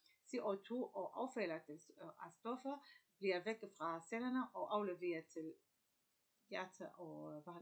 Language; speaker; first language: Danish; non-native, learner; Arabic